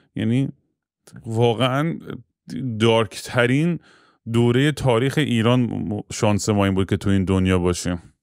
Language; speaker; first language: Persian; native; Persian